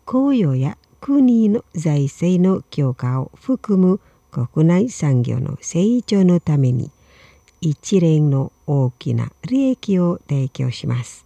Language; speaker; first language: Japanese; non-native, fluent; Indonesian